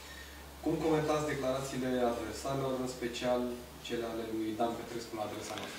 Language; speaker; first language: Romanian; native; Romanian